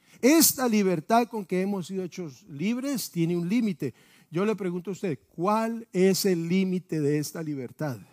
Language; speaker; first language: Spanish; native; Spanish